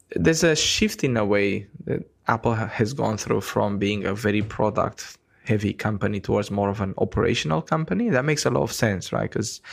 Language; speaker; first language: English; non-native, fluent; Romanian